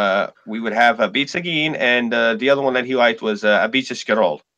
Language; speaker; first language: English; native; English